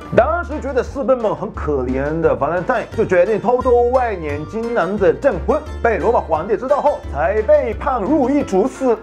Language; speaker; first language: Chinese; non-native, fluent; Japanese